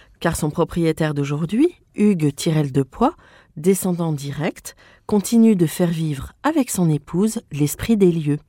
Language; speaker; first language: French; native; French